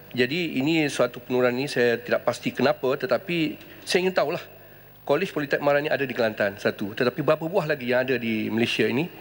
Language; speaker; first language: Malay; native; Malay